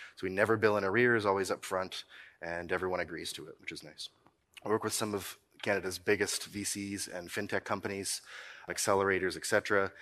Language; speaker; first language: English; native; English